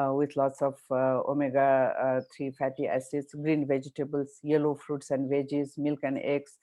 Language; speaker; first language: English; non-native, local second language; Nepali